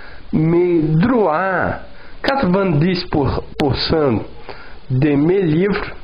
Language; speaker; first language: French; non-native, learner; Portuguese